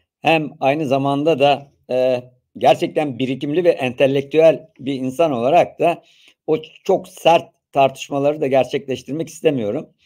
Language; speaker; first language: Turkish; native; Turkish